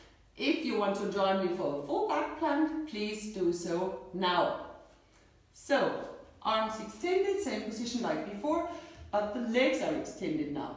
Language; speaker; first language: English; non-native, fluent; German